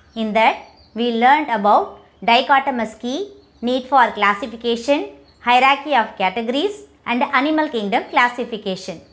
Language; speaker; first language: English; non-native, local second language; Tamil